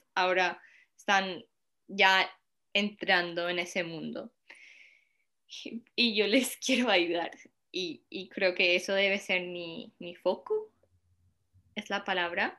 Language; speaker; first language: Spanish; early bilingual, heritage; Spanish